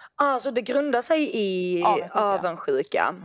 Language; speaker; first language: Swedish; native; Swedish